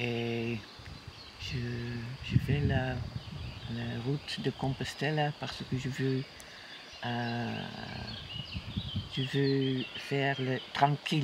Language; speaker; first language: French; non-native, learner; Western Frisian